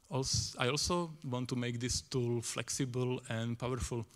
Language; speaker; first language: English; non-native, fluent; Slovak